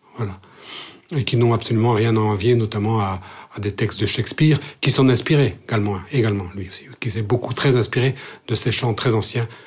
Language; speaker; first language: French; non-native, local second language; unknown